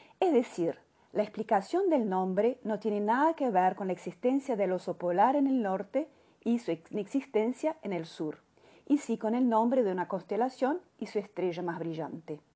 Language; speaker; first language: Spanish; non-native, fluent; Portuguese